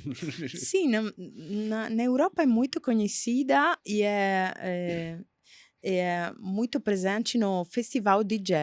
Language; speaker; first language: Portuguese; non-native, fluent; Italian